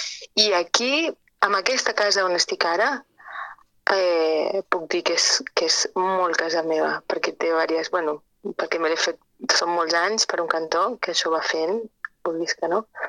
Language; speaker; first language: Catalan; early bilingual, other home language; Spanish